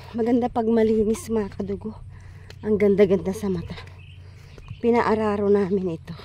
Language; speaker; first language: Filipino; non-native, local second language; Iloko